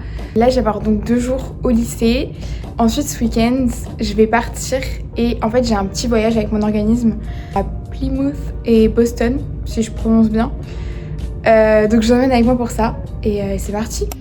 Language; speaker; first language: French; native; French